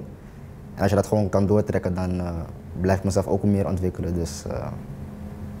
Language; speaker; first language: Dutch; native; Dutch